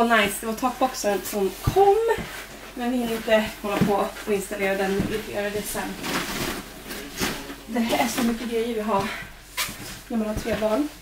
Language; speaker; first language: Swedish; native; Swedish